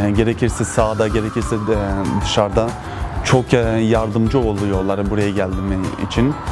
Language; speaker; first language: Turkish; early bilingual, heritage; Turkish